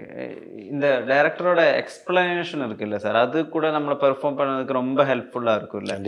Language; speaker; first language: Tamil; non-native, fluent; Malayalam